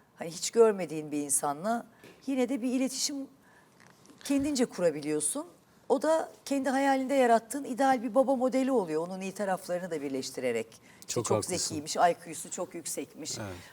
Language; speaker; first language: Turkish; native; Turkish